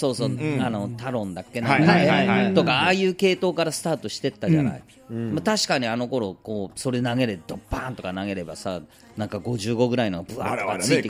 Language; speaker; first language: Japanese; native; Japanese